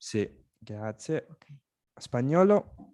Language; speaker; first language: Italian; non-native, fluent; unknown